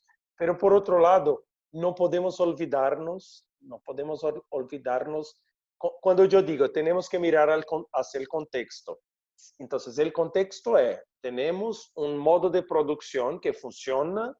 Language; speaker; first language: Spanish; non-native, fluent; Portuguese